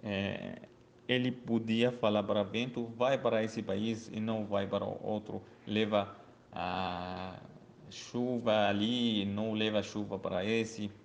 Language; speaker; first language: Portuguese; non-native, learner; Arabic